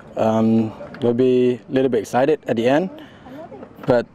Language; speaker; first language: English; non-native, learner; Thai